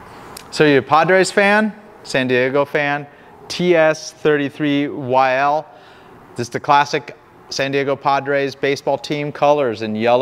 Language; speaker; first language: English; native; English